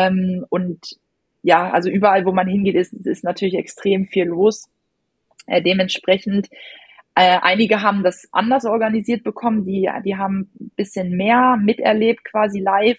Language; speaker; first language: German; native; German